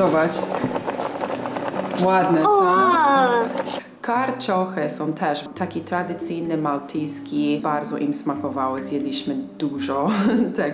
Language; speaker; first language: Polish; non-native, fluent; English